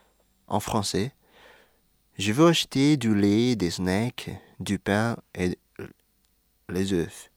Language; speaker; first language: French; non-native, fluent; Indonesian